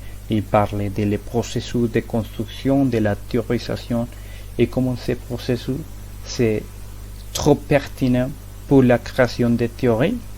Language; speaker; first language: French; non-native, learner; Spanish